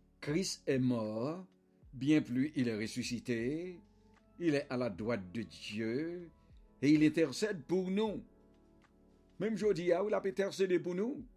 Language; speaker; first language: French; non-native, local second language; Haitian Creole